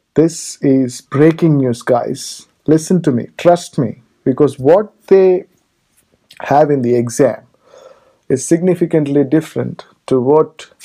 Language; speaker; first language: English; non-native, local second language; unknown